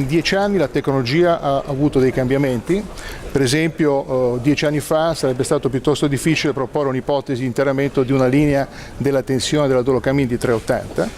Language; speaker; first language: Italian; native; Italian